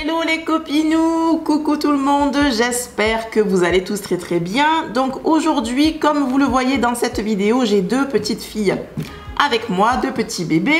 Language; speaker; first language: French; native; French